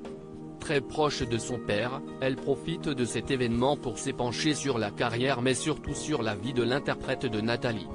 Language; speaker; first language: French; native; French